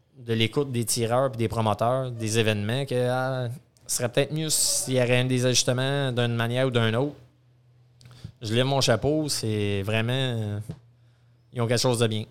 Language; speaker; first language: French; native; French